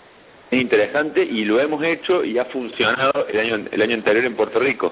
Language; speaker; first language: Spanish; native; Spanish